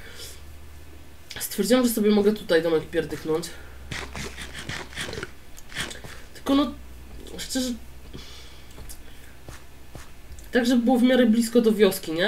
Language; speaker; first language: Polish; native; Polish